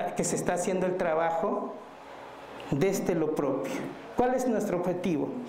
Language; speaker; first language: Spanish; non-native, local second language; Mixtepec Mixtec